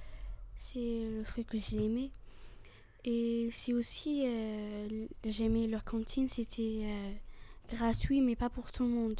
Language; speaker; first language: French; early bilingual, other home language; Arabic